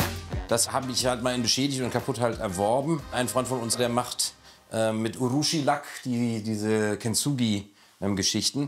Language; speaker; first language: German; native; German